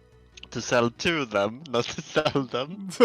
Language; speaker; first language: English; non-native, fluent; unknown